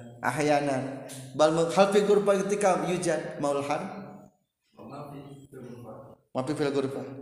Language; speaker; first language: Arabic; non-native, fluent; Indonesian